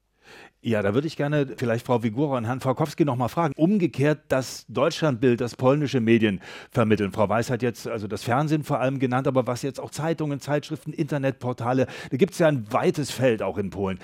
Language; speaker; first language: German; native; German